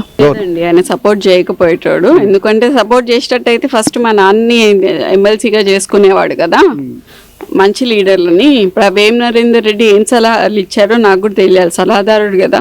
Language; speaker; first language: Telugu; native; Telugu